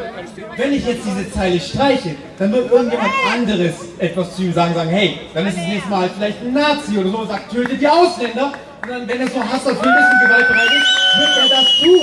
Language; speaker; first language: German; native; German